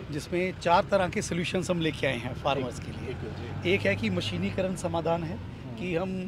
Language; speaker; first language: Hindi; native; Hindi